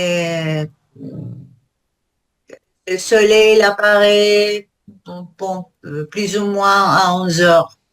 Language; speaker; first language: French; non-native, learner; Spanish